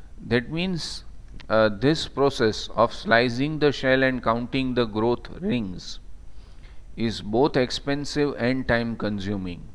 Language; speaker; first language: English; non-native, local second language; Gujarati